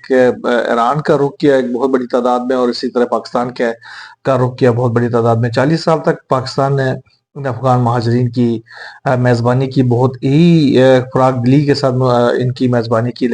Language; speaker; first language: Urdu; native; Urdu